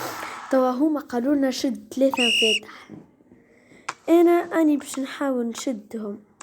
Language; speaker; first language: Arabic; native; Arabic